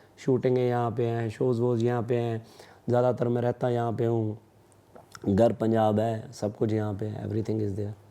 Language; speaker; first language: Hindi; non-native, local second language; Punjabi